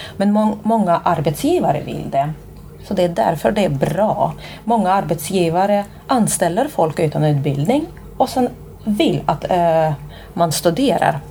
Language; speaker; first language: Swedish; non-native, fluent; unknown